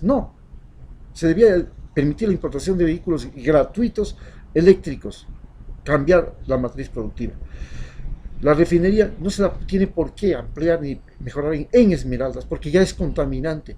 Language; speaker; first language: Spanish; native; Spanish